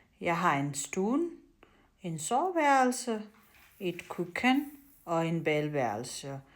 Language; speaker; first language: Danish; non-native, learner; Nepali